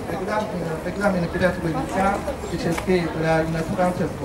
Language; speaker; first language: Russian; non-native, fluent; Chinese